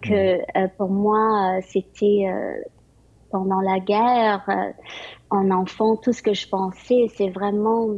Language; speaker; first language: French; early bilingual, other home language; Vietnamese